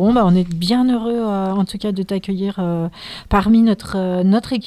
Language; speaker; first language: French; native; French